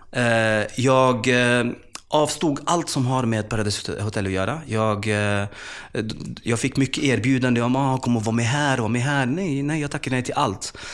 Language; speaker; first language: Swedish; early bilingual, other home language; Arabic